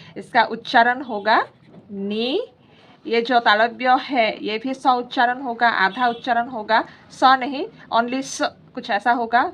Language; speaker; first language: Hindi; non-native, local second language; Assamese